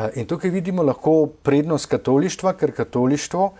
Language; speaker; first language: Slovenian; native; Slovenian